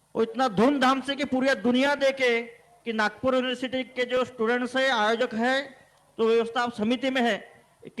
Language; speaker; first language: Hindi; non-native, local second language; Marathi